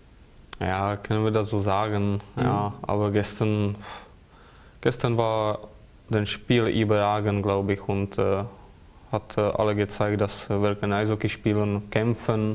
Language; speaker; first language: German; non-native, fluent; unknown